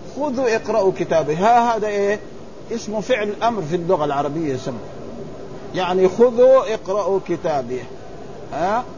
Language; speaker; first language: Arabic; native; Arabic